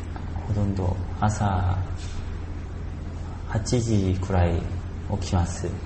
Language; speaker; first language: Japanese; non-native, learner; Korean